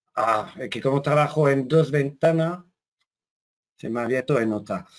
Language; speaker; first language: Spanish; non-native, fluent; French